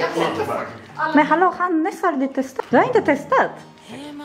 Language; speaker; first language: Swedish; non-native, learner; Japanese